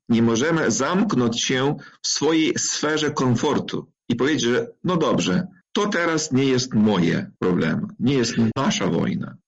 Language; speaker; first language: Polish; non-native, fluent; Ukrainian